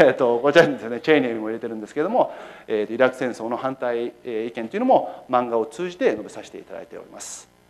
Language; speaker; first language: Japanese; native; Japanese